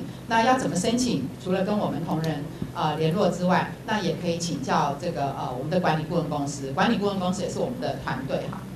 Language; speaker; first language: Chinese; native; Chinese